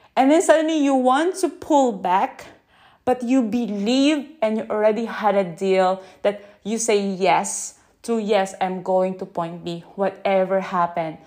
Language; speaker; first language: English; non-native, local second language; Filipino